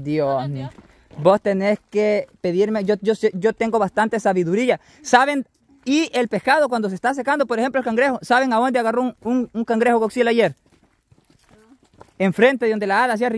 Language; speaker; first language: Spanish; native; Spanish